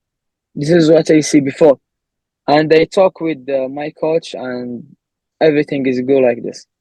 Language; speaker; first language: English; non-native, learner; Arabic